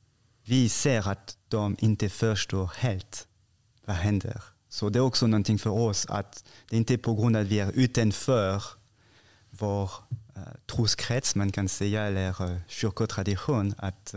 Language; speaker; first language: Swedish; non-native, fluent; French